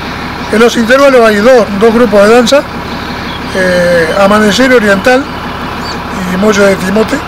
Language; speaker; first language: Spanish; native; Spanish